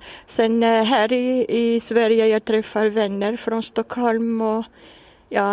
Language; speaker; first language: Swedish; non-native, fluent; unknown